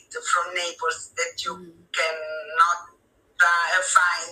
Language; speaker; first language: English; non-native, fluent; Italian